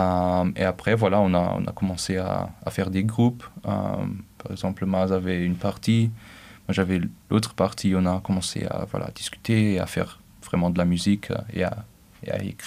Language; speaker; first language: French; non-native, local second language; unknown